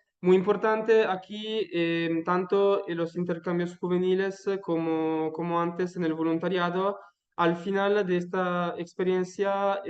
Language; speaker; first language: Spanish; non-native, learner; Italian